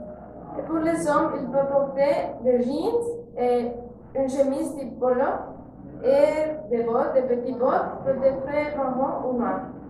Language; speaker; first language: French; non-native, learner; Spanish